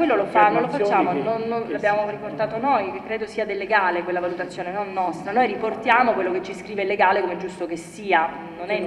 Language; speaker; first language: Italian; native; Italian